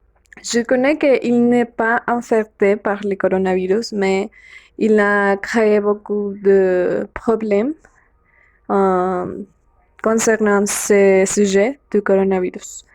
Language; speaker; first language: French; non-native, learner; Spanish